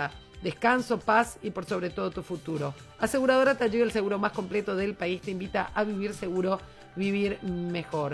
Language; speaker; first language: Spanish; native; Spanish